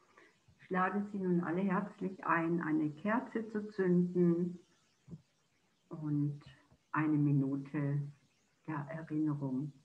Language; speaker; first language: German; native; German